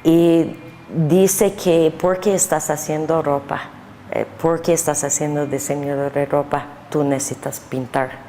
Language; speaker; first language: Spanish; non-native, learner; English